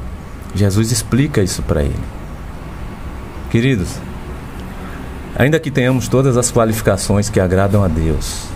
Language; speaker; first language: Portuguese; native; Portuguese